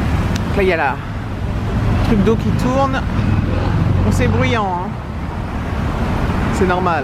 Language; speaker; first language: French; native; French